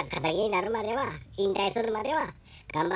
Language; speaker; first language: Japanese; native; Japanese